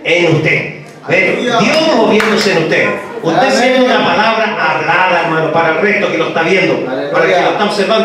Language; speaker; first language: Spanish; native; Spanish